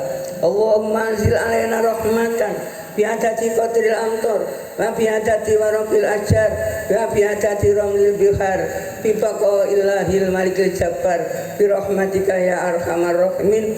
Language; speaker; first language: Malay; non-native, local second language; Javanese